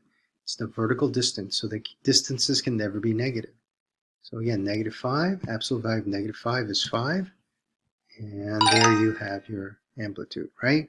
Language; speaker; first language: English; native; English